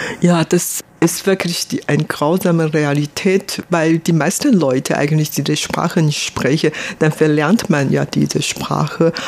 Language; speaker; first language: German; non-native, fluent; Hakka Chinese